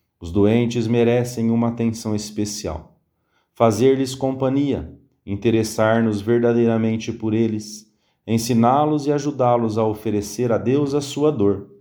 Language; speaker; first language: Portuguese; native; Portuguese